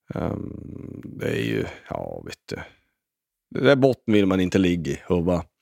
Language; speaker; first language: Swedish; native; Swedish